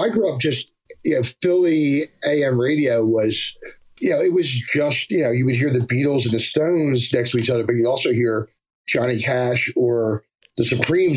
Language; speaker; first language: English; native; English